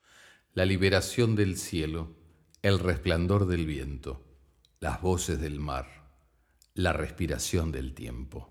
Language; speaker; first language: Spanish; native; Spanish